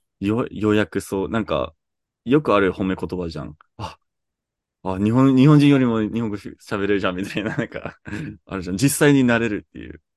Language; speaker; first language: Japanese; non-native, fluent; English